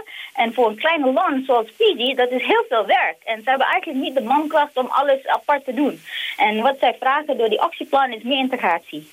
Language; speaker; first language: Dutch; non-native, fluent; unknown